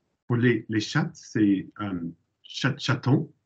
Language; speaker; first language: French; non-native, learner; English